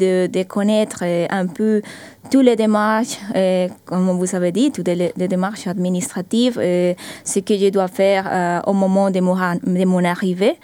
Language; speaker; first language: French; non-native, fluent; Spanish